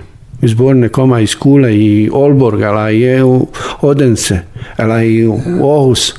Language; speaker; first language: Danish; non-native, learner; Bosnian